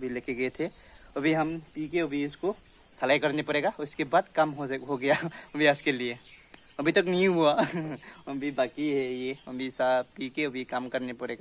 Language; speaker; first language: Hindi; non-native, local second language; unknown